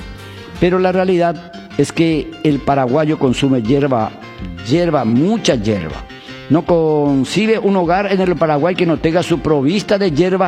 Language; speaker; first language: Spanish; native; Spanish